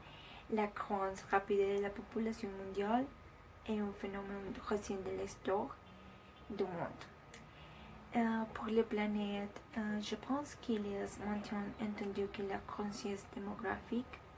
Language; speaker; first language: French; non-native, learner; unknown